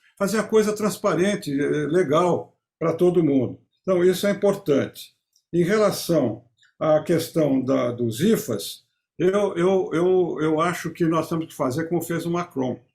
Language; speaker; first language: Portuguese; native; Portuguese